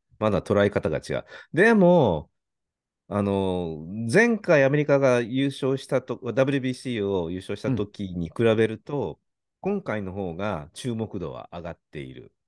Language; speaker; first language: Japanese; native; Japanese